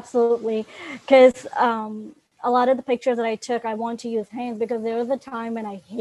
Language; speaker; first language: English; non-native, local second language; Urdu